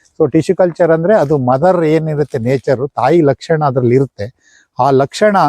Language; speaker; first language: Kannada; native; Kannada